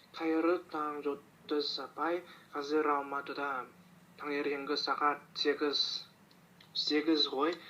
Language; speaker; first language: Kazakh; non-native, learner; Chinese